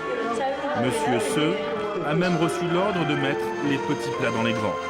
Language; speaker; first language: French; native; French